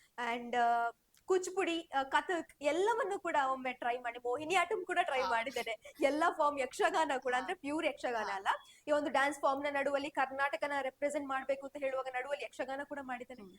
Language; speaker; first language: Kannada; native; Kannada